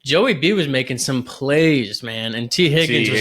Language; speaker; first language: English; native; English